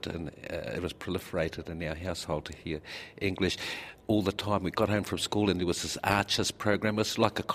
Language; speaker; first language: English; native; English